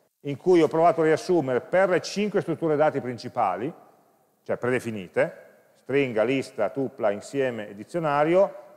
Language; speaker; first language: Italian; native; Italian